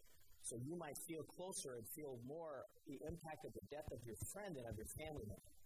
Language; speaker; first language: English; native; English